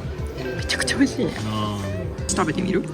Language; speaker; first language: Japanese; native; Japanese